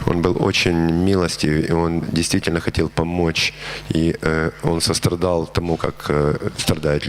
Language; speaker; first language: Russian; native; Russian